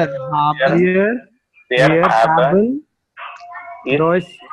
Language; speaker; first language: German; non-native, learner; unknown